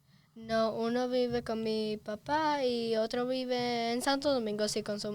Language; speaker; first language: Spanish; early bilingual, other home language; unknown